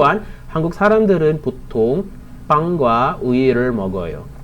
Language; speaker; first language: Korean; non-native, learner; Filipino